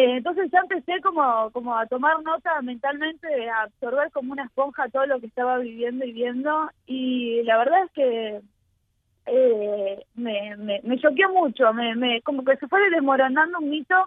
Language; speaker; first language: Spanish; native; Spanish